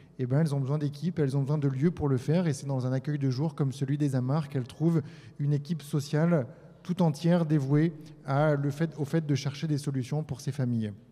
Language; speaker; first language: French; native; French